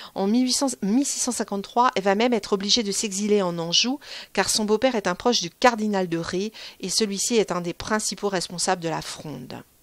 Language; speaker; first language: French; native; French